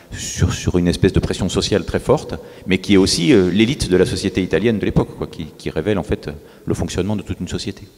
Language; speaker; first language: French; native; French